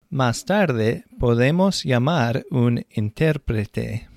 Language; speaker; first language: Spanish; non-native, fluent; English